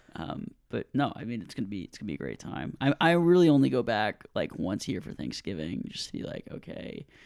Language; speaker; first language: English; native; English